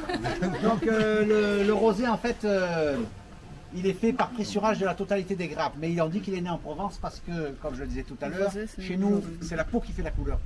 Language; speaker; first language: French; native; French